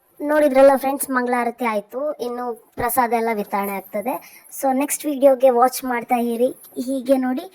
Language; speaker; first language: Kannada; non-native, local second language; Tulu